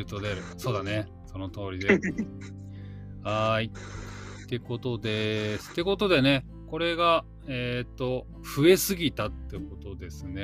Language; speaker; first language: Japanese; native; Japanese